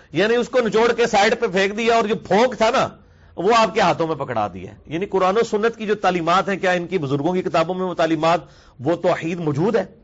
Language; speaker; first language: Urdu; non-native, local second language; Punjabi